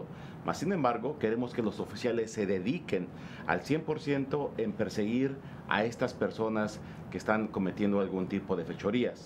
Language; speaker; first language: Spanish; native; Spanish